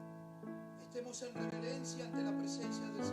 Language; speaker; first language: Spanish; native; Spanish